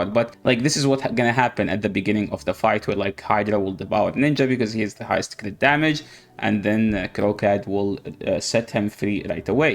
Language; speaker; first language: English; non-native, fluent; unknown